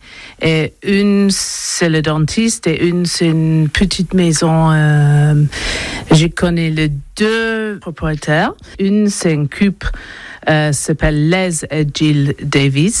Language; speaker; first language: French; non-native, learner; English